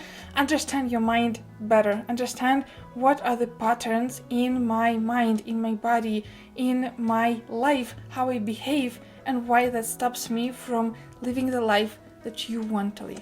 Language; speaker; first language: English; non-native, fluent; Russian